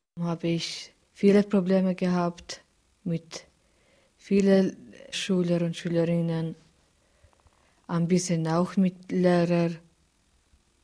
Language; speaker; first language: German; non-native, learner; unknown